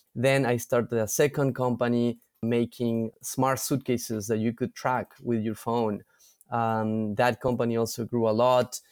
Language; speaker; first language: English; non-native, fluent; Spanish